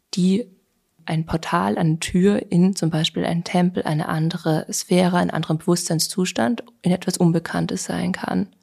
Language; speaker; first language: German; native; German